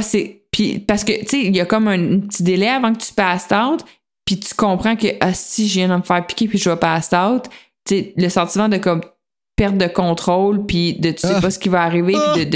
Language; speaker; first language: French; native; French